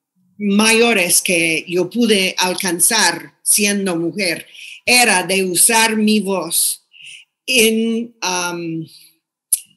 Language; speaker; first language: Spanish; non-native, fluent; English